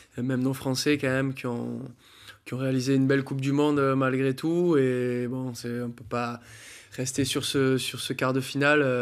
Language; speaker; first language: French; native; French